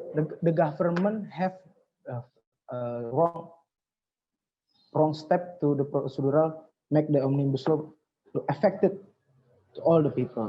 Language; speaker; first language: English; non-native, learner; Indonesian